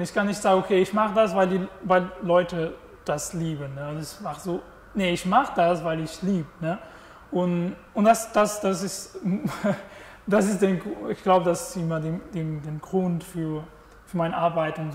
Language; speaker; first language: German; non-native, learner; Portuguese